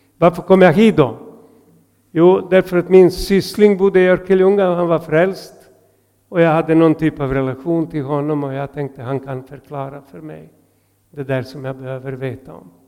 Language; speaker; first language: Swedish; non-native, fluent; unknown